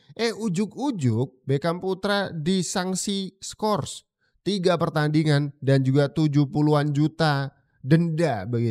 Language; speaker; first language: Indonesian; native; Indonesian